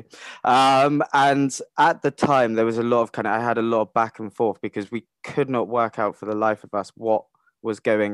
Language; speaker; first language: English; native; English